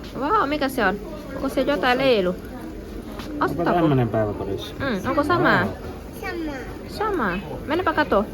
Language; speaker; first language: Finnish; non-native, learner; Thai